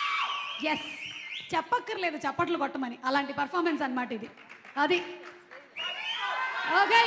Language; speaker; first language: Telugu; native; Telugu